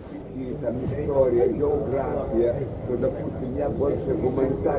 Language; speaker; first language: Russian; non-native, fluent; Lithuanian